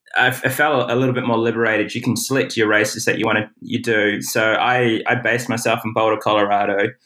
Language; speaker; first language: English; native; English